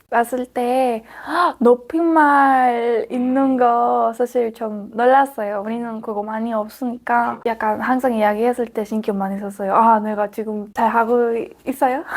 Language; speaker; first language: Korean; non-native, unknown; Spanish